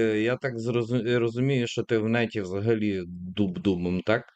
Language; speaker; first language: Ukrainian; native; Ukrainian